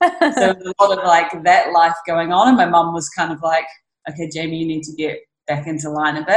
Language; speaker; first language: English; native; English